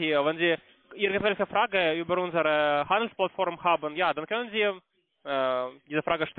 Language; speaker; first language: German; non-native, learner; Russian